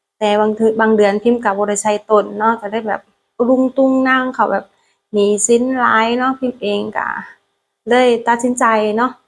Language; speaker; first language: Thai; non-native, learner; Lao